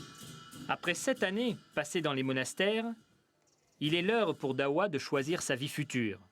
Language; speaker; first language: French; native; French